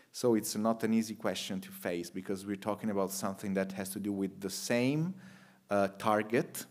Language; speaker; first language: English; non-native, fluent; Italian